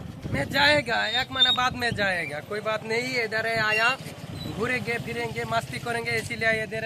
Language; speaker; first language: Hindi; non-native, local second language; Bangla